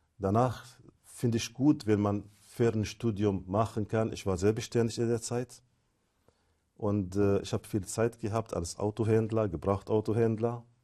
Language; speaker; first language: German; non-native, fluent; Arabic